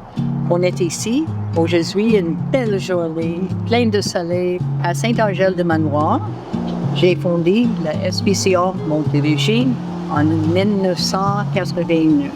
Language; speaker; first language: French; non-native, local second language; English